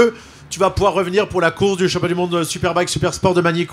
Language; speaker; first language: French; native; French